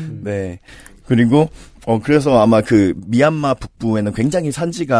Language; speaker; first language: Korean; native; Korean